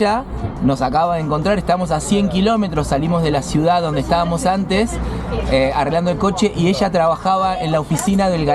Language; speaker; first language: Spanish; native; Spanish